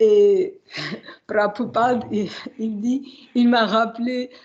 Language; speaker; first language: French; non-native, fluent; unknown